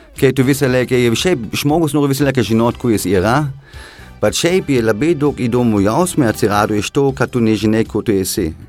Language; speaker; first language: Lithuanian; non-native, fluent; German